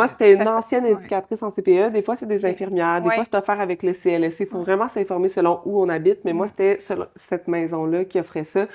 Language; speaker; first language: French; native; French